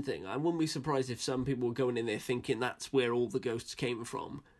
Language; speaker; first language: English; native; English